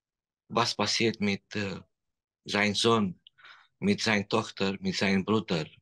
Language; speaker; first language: German; non-native, learner; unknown